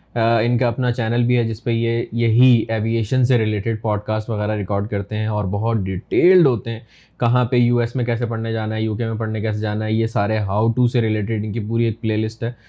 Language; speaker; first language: Urdu; native; Urdu